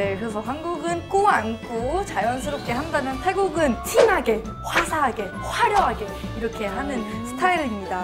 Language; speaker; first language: Korean; non-native, fluent; Thai